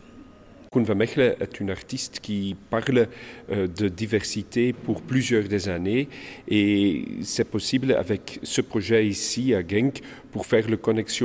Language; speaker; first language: French; non-native, local second language; Dutch